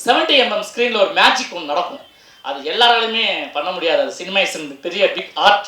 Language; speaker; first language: Tamil; native; Tamil